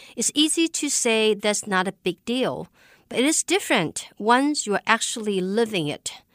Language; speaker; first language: English; non-native, fluent; Chinese